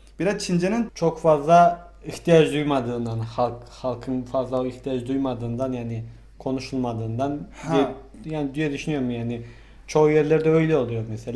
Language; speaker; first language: Turkish; non-native, fluent; Mongolian